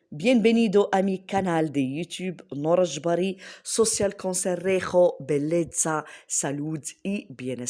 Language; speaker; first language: Spanish; non-native, learner; Arabic